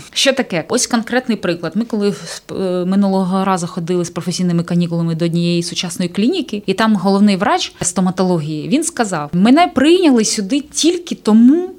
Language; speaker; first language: Ukrainian; native; Ukrainian